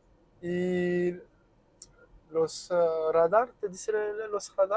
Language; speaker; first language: Spanish; non-native, learner; French